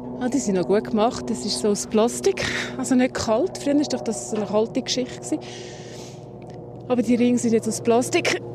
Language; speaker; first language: German; native; German